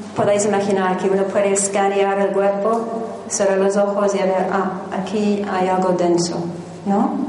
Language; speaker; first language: Spanish; non-native, fluent; English